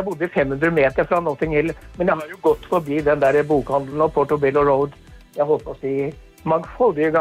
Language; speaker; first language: Norwegian; native; Norwegian